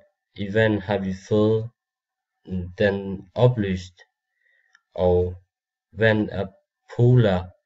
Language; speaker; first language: Danish; non-native, learner; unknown